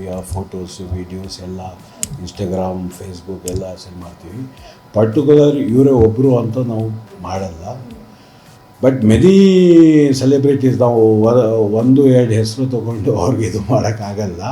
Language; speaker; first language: Kannada; non-native, local second language; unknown